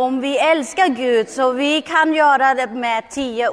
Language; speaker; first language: Swedish; non-native, learner; Thai